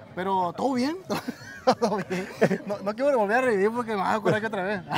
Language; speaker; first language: Spanish; native; Spanish